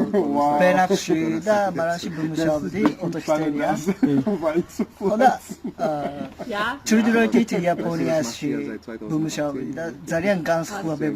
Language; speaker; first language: Georgian; non-native, learner; Japanese